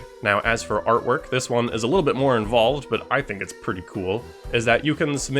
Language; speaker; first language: English; native; English